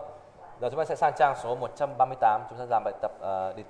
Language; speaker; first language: Chinese; non-native, fluent; Vietnamese